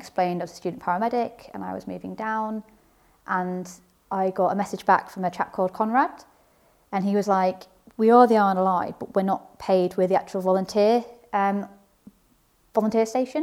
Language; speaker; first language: English; native; English